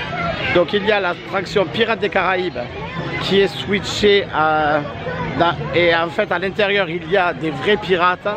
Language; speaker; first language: French; native; French